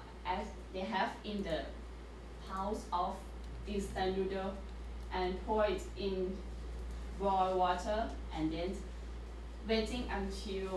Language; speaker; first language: English; non-native, learner; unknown